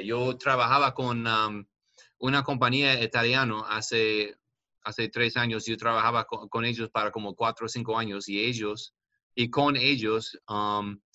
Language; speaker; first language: Spanish; non-native, learner; English